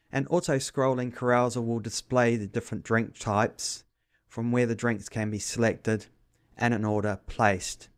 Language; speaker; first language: English; native; English